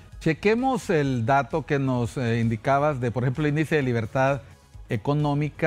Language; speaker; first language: Spanish; native; Spanish